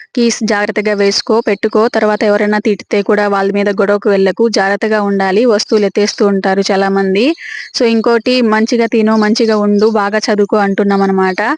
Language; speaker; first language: Telugu; native; Telugu